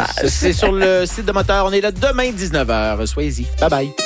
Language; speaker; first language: French; native; French